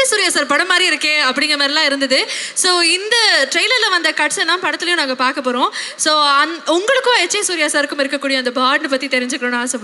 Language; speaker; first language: Tamil; native; Tamil